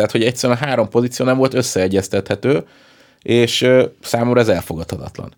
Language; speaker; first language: Hungarian; native; Hungarian